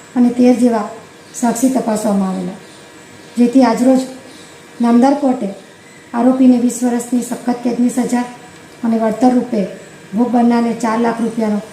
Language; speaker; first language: Gujarati; native; Gujarati